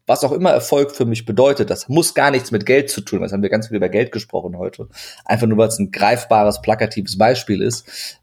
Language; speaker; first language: German; early bilingual, other home language; Turkish